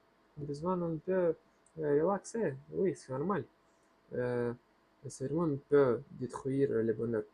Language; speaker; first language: French; non-native, learner; Russian